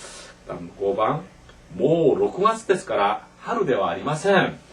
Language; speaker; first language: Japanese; non-native, fluent; Korean